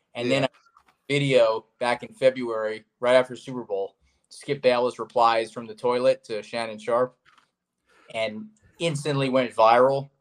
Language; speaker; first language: English; native; English